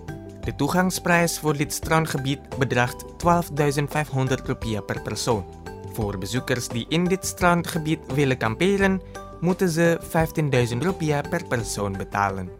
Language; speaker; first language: Dutch; non-native, fluent; Indonesian